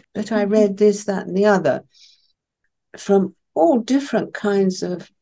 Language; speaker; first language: English; non-native, local second language; Persian